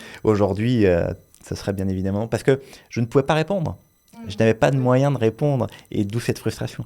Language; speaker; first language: French; native; French